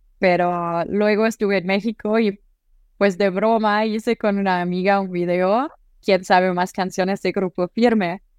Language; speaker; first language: Spanish; non-native, fluent; German